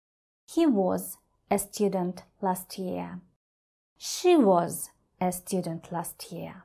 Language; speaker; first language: English; non-native, fluent; Russian